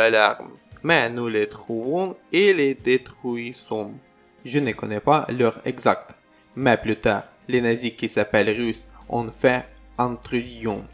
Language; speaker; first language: French; non-native, learner; Ukrainian